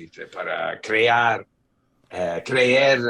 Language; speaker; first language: Spanish; non-native, fluent; English